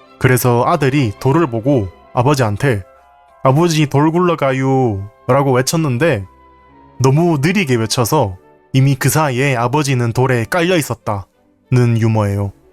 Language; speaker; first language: Korean; native; Korean